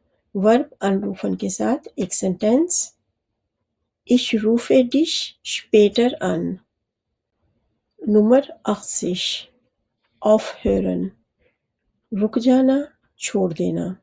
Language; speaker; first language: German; non-native, fluent; Urdu